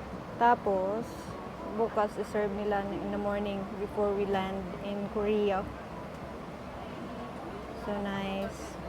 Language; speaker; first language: English; non-native, local second language; Cebuano